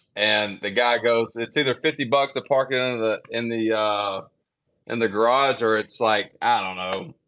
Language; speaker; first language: English; native; English